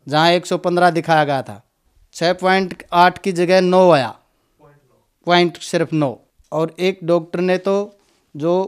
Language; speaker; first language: Hindi; native; Hindi